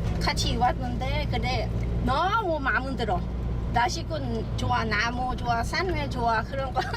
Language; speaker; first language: Korean; non-native, learner; Thai